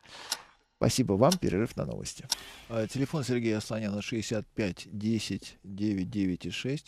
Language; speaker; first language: Russian; native; Russian